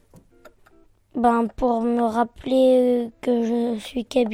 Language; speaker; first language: French; early bilingual, other home language; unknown